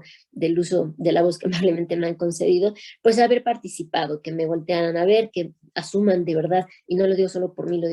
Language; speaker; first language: Spanish; native; Spanish